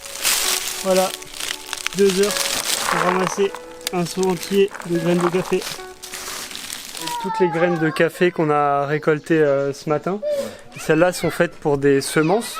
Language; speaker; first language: French; native; French